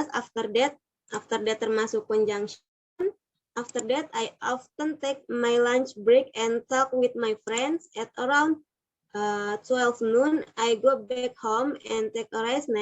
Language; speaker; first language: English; non-native, learner; Indonesian